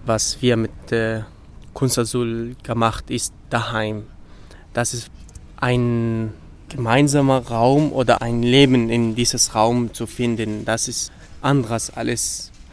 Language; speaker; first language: German; non-native, learner; Kurdish